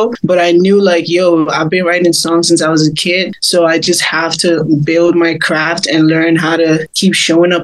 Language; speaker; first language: English; non-native, local second language; Igbo